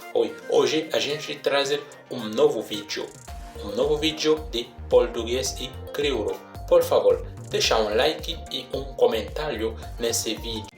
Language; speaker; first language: Portuguese; non-native, learner; Haitian Creole